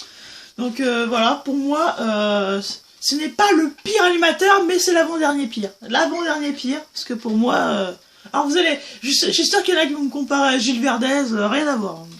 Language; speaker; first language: French; native; French